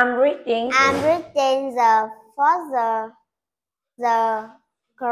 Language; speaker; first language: English; non-native, learner; Vietnamese